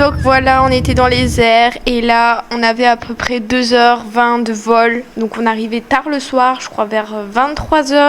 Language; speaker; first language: French; native; French